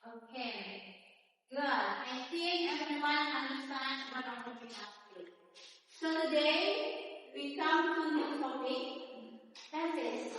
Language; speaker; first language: English; non-native, learner; Indonesian